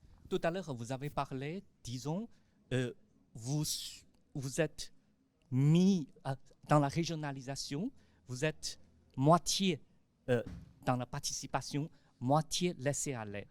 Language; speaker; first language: French; non-native, fluent; Chinese